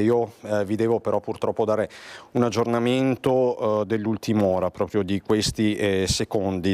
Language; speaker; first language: Italian; native; Italian